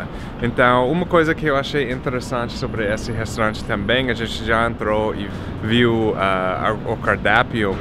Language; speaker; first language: Portuguese; non-native, fluent; English